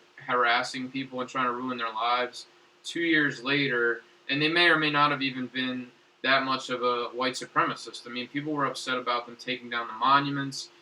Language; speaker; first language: English; native; English